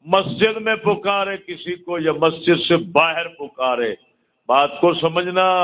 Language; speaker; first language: Urdu; non-native, local second language; Punjabi